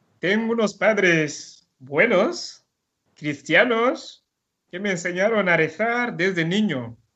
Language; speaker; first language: Spanish; non-native, fluent; Rundi